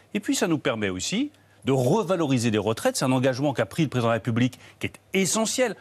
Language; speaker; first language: French; native; French